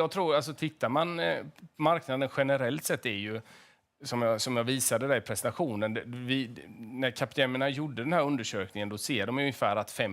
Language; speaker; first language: Swedish; native; Swedish